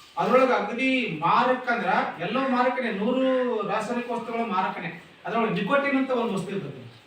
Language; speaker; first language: Kannada; native; Kannada